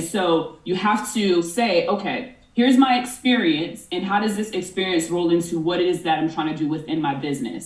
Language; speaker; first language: English; native; English